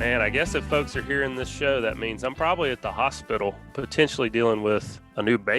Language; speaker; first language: English; native; English